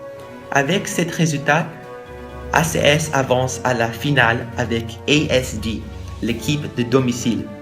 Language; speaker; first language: French; non-native, learner; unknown